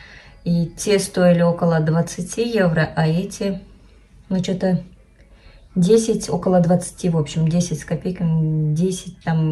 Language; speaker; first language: Russian; native; Russian